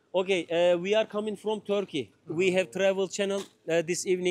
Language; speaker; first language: English; non-native, learner; Turkish